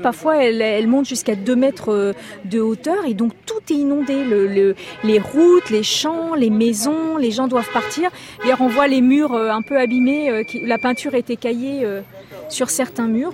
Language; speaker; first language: French; native; French